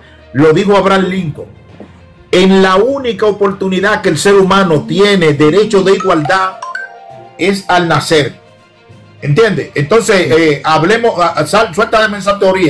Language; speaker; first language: Spanish; native; Spanish